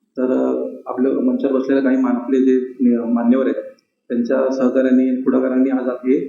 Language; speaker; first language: Marathi; non-native, local second language; Lambadi